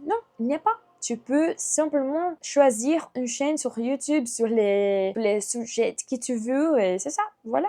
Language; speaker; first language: French; non-native, fluent; Portuguese